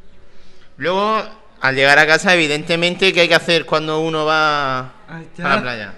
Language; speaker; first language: Spanish; native; Spanish